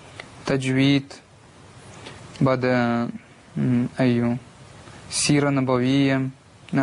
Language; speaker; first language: Arabic; non-native, learner; Russian